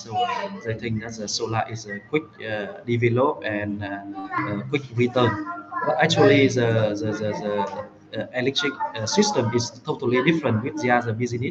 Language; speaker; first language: English; non-native, fluent; Vietnamese